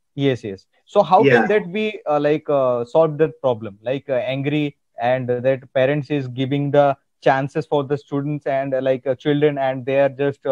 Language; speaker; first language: English; non-native, local second language; Odia